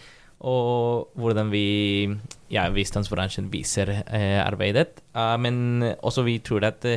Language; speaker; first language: Norwegian; non-native, fluent; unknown